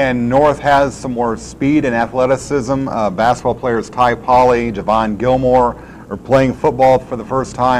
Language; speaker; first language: English; native; English